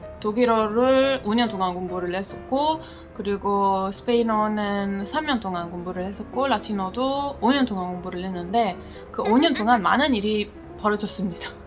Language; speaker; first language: Korean; non-native, fluent; Italian